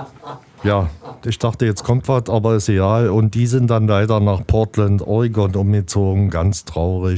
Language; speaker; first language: German; native; German